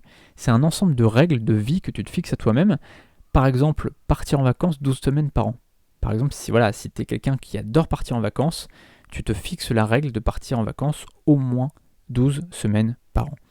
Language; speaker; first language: French; native; French